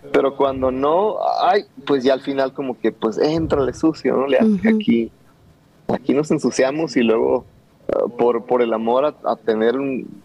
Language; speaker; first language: Spanish; native; Spanish